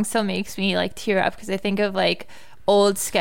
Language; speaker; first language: English; native; English